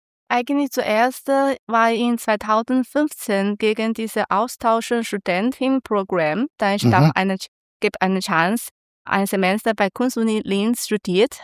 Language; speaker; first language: German; non-native, learner; Chinese